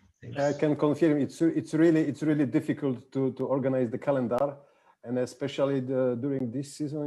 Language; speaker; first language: English; non-native, fluent; Polish